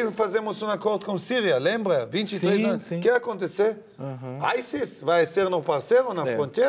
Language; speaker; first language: Portuguese; non-native, learner; Hebrew